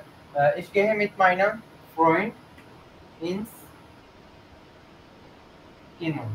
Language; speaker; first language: German; non-native, fluent; Urdu